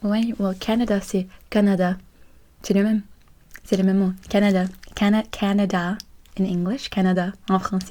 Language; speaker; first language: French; non-native, learner; English